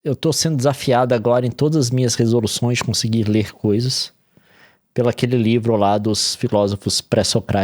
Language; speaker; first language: Portuguese; native; Portuguese